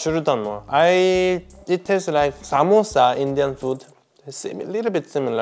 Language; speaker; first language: English; non-native, learner; Korean